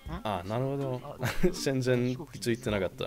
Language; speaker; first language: Japanese; non-native, fluent; Finnish